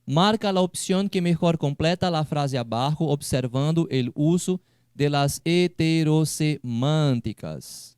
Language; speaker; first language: Spanish; non-native, fluent; Portuguese